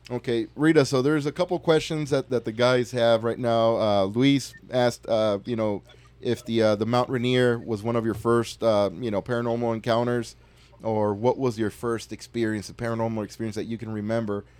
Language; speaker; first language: English; early bilingual, other home language; Spanish